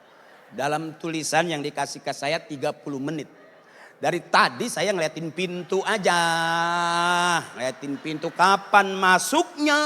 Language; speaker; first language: Malay; native; Malay